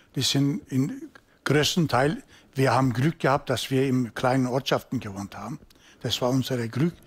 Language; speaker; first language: German; non-native, learner; Turkish